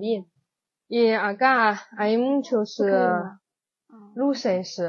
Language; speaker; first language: Spanish; non-native, learner; Chinese